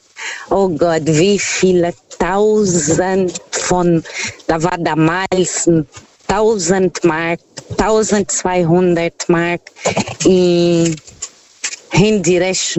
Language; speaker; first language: German; non-native, learner; Portuguese